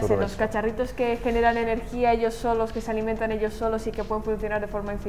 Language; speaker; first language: Spanish; native; Spanish